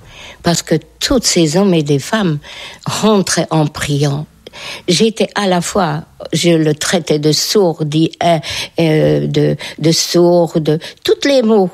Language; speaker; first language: French; non-native, fluent; Hungarian